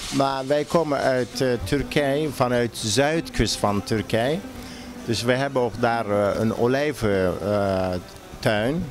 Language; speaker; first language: Dutch; non-native, fluent; Turkish